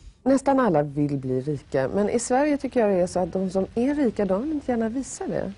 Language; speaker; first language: Swedish; native; Swedish